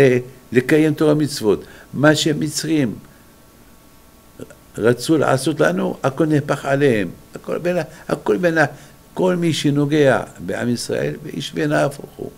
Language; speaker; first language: Hebrew; non-native, fluent; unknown